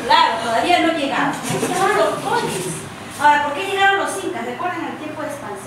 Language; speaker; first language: Spanish; native; Spanish